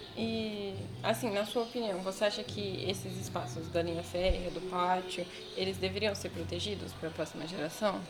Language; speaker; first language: Portuguese; native; Portuguese